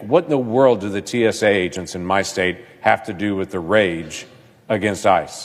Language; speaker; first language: English; native; English